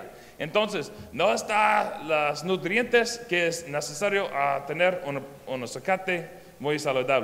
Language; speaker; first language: Spanish; non-native, learner; English